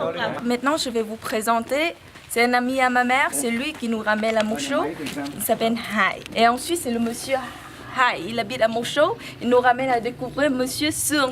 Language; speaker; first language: French; non-native, fluent; Vietnamese